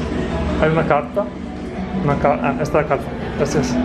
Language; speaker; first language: Spanish; non-native, fluent; Italian